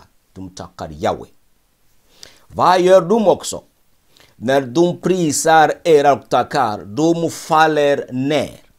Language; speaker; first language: Swedish; non-native, fluent; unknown